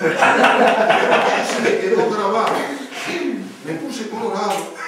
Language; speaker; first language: Spanish; native; Spanish